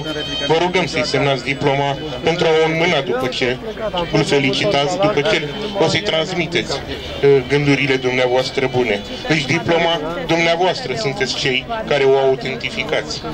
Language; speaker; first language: Romanian; native; Romanian